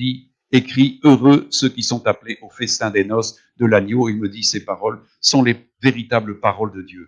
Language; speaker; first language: French; native; French